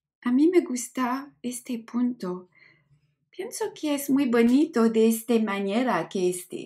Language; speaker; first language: Spanish; non-native, learner; French